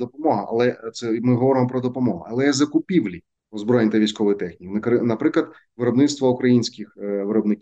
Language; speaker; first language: Ukrainian; native; Ukrainian